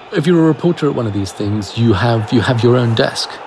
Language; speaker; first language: English; native; English